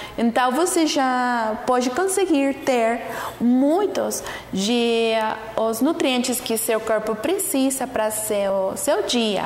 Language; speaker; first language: Portuguese; non-native, learner; Spanish